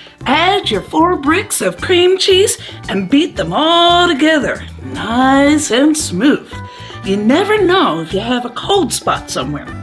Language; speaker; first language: English; native; English